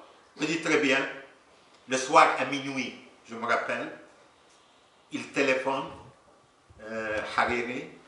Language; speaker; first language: French; non-native, local second language; Arabic